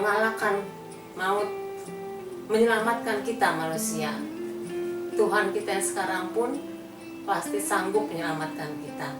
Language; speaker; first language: Indonesian; native; Indonesian